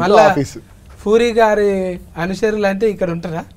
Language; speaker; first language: Telugu; native; Telugu